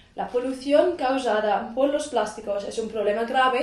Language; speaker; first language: Spanish; non-native, fluent; English